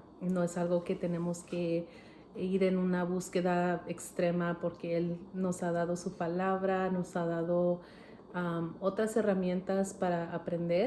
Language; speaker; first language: Spanish; early bilingual, heritage; Spanish